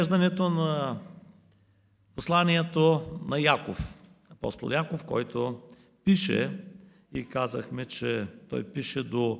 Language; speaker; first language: Bulgarian; native; Bulgarian